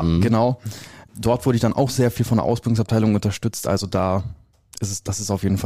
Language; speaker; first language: German; native; German